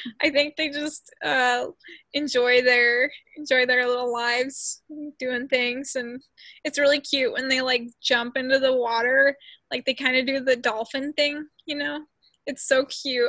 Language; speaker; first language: English; early bilingual, other home language; Spanish